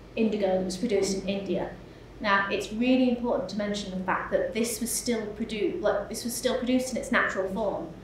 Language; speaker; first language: English; native; English